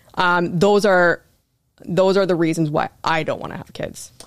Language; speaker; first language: English; native; English